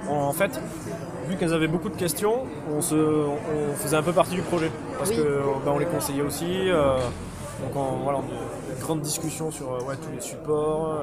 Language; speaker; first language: French; native; French